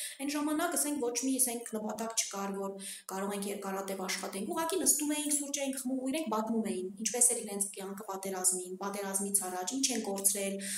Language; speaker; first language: Armenian; early bilingual, heritage; Armenian